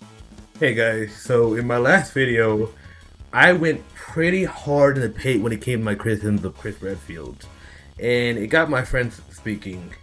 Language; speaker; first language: English; native; English